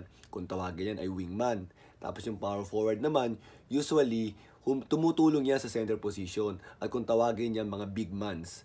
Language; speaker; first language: Filipino; native; Filipino